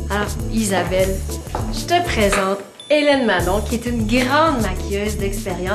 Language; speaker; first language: French; native; French